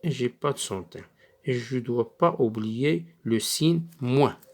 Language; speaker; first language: French; non-native, local second language; Arabic